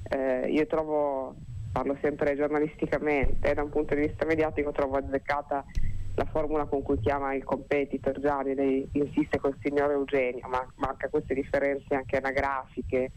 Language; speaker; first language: Italian; native; Italian